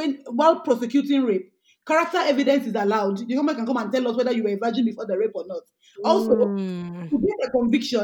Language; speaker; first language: English; non-native, local second language; Yoruba